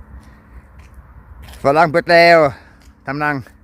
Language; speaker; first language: Thai; non-native, learner; German